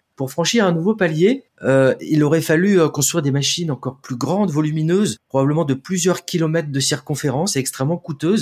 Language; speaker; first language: French; native; French